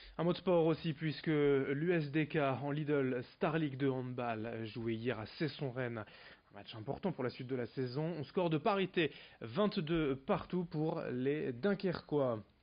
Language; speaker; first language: French; native; French